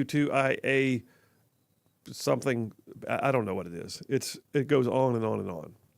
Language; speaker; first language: English; native; English